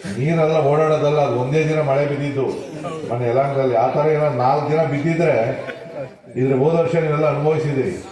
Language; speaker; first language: Kannada; native; Kannada